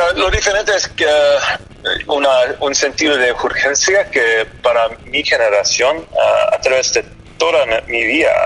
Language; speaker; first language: Spanish; non-native, learner; English